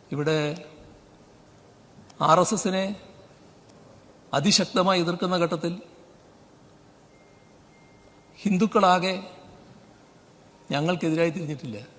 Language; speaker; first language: Malayalam; native; Malayalam